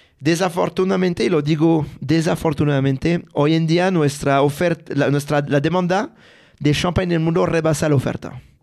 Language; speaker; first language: Spanish; non-native, fluent; French